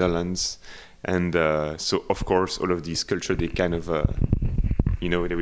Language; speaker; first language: English; non-native, fluent; French